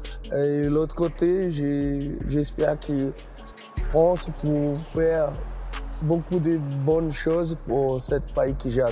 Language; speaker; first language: French; non-native, fluent; Portuguese